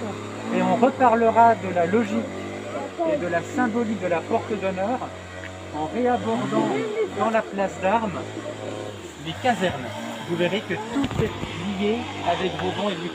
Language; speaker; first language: French; native; French